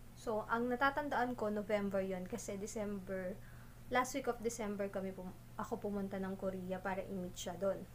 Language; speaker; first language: Filipino; native; Filipino